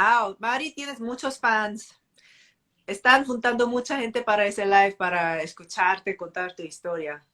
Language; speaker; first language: Spanish; non-native, fluent; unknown